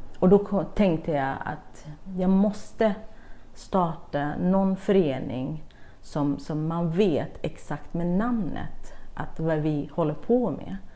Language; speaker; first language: Swedish; non-native, fluent; Kurdish